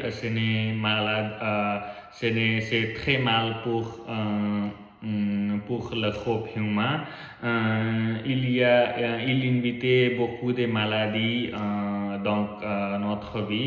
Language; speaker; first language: French; non-native, learner; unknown